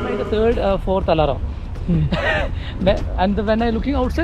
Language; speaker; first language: English; non-native, local second language; Malayalam